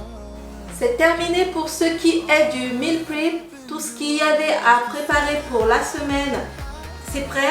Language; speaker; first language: French; native; French